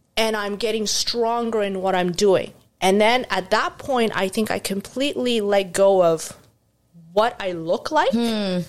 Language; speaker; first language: English; non-native, fluent; Arabic